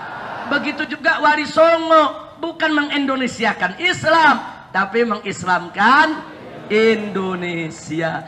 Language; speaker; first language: Indonesian; native; Indonesian